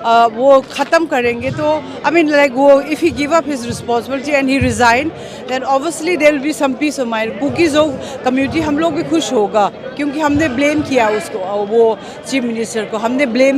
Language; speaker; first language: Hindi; non-native, local second language; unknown